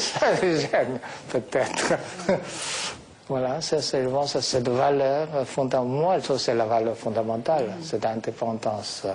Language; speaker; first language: French; non-native, fluent; Chinese